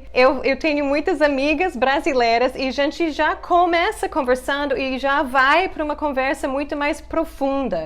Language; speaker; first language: Portuguese; non-native, fluent; English